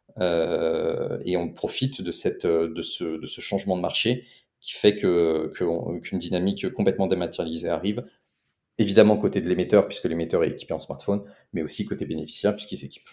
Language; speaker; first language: French; native; French